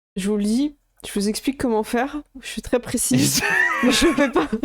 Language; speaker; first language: French; native; French